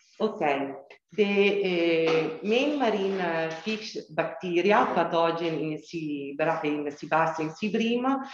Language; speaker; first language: English; non-native, learner; Italian